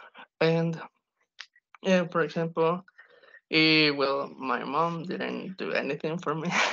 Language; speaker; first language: English; non-native, learner; Spanish